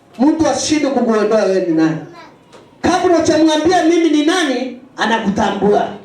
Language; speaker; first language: Swahili; non-native, local second language; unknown